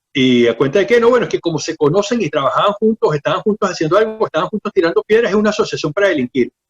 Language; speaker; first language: Spanish; native; Spanish